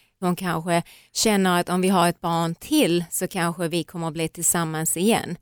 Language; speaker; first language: Swedish; native; Swedish